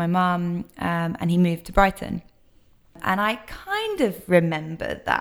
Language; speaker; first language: English; native; English